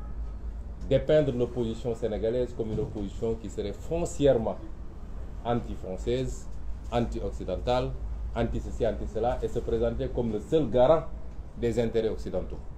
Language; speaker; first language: French; non-native, local second language; Wolof